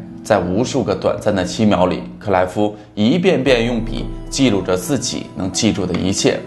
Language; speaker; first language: Chinese; native; Chinese